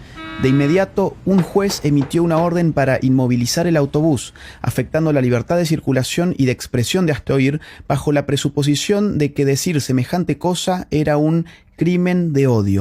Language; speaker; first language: Spanish; native; Spanish